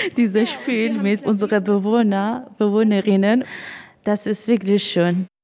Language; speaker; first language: German; non-native, fluent; Persian